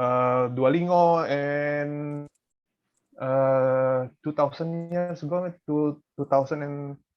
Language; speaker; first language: Spanish; non-native, learner; Indonesian